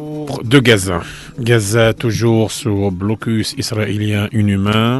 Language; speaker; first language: French; non-native, fluent; Arabic